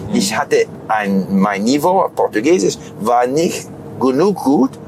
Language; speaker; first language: German; non-native, fluent; English